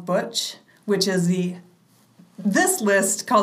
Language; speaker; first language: English; native; English